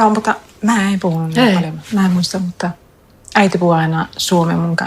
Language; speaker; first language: Finnish; early bilingual, heritage; Finnish